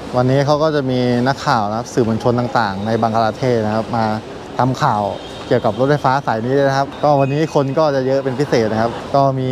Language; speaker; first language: Thai; native; Thai